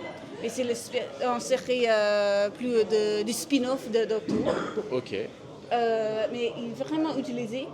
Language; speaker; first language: French; non-native, learner; English